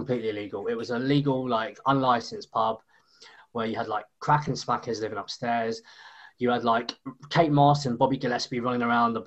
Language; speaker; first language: English; native; English